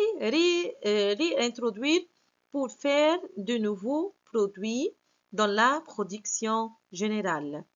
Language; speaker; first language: French; non-native, fluent; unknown